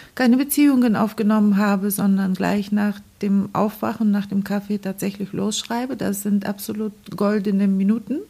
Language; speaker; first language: German; non-native, fluent; Bulgarian